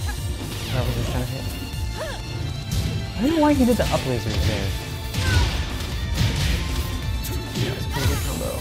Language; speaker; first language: English; native; English